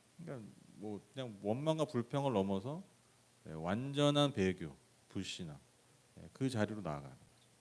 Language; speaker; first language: Korean; native; Korean